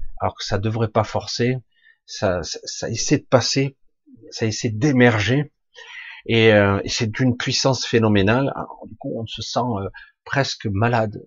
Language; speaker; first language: French; native; French